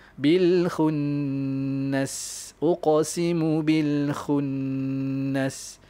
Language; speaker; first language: Malay; native; Malay